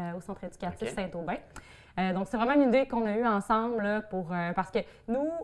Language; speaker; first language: French; native; French